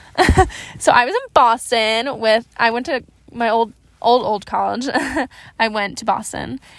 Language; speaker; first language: English; native; English